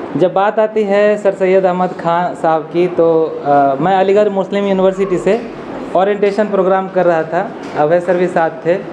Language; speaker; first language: Hindi; non-native, local second language; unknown